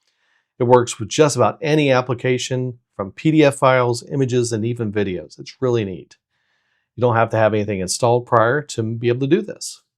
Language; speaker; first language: English; native; English